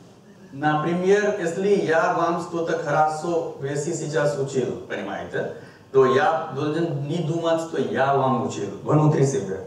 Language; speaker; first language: Russian; non-native, learner; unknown